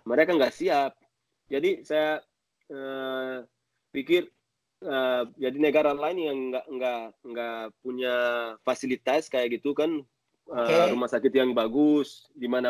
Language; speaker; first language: Indonesian; non-native, learner; Portuguese